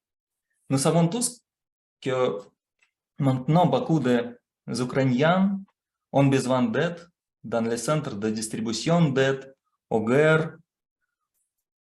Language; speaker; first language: French; non-native, fluent; Russian